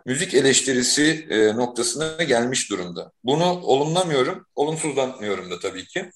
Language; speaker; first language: Turkish; native; Turkish